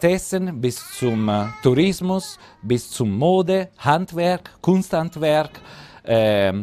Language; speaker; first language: German; non-native, learner; Italian